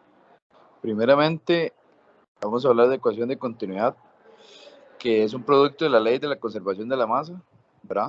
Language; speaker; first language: Spanish; native; Spanish